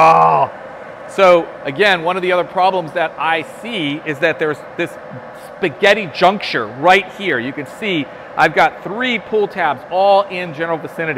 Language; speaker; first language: English; native; English